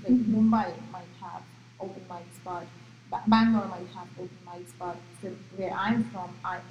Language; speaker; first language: English; non-native, local second language; Marathi